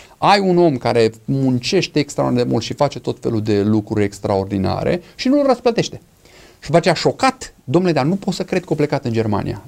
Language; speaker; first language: Romanian; non-native, fluent; English